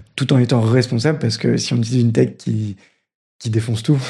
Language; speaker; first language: French; native; French